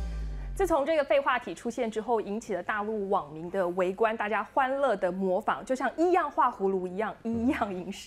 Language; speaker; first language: Chinese; native; Chinese